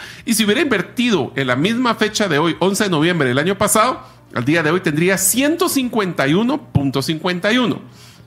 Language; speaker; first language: Spanish; native; Spanish